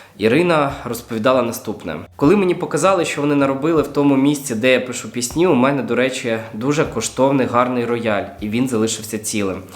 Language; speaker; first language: Ukrainian; non-native, local second language; Russian